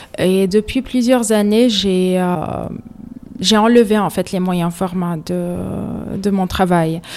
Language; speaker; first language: French; non-native, fluent; Arabic